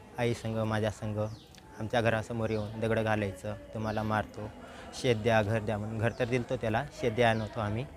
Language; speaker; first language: Marathi; non-native, local second language; Lambadi